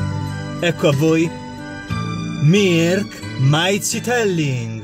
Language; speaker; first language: Italian; native; Italian